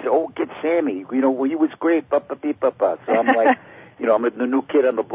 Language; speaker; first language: English; native; English